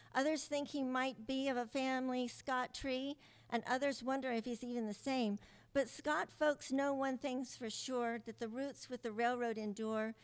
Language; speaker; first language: English; early bilingual, other home language; Spanish